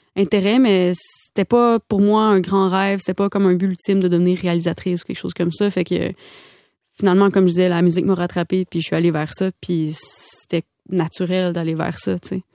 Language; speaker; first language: French; native; French